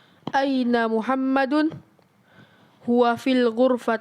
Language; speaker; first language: Arabic; non-native, learner; Indonesian